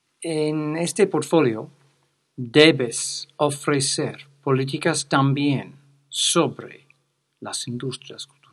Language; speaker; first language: Spanish; non-native, fluent; English